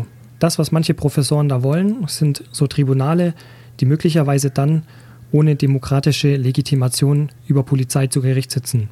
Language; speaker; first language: German; native; German